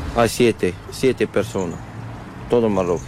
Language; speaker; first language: Spanish; non-native, learner; Arabic